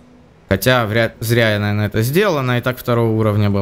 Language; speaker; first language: Russian; native; Russian